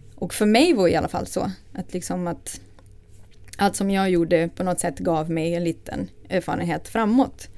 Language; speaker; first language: Swedish; non-native, fluent; Portuguese